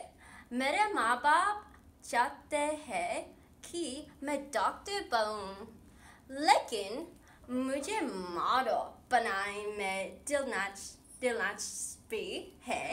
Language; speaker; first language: Hindi; non-native, learner; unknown